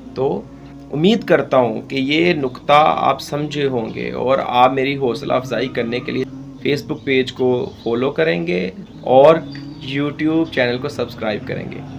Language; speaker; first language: Urdu; non-native, local second language; Punjabi